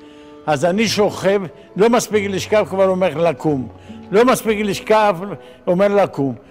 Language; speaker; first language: Hebrew; non-native, fluent; Ladino